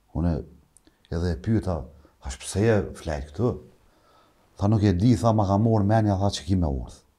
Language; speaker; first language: Albanian; native; Albanian